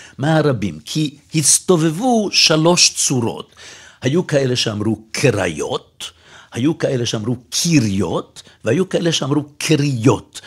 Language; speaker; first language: Hebrew; native; Hebrew